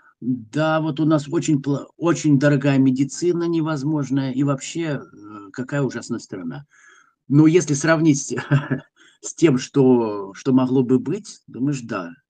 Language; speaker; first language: Russian; native; Russian